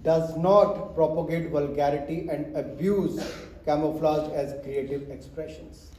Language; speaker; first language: English; non-native, local second language; Hindi